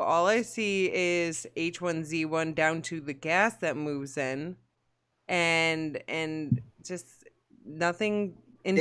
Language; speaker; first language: English; native; English